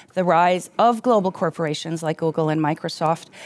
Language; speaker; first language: English; non-native, fluent; German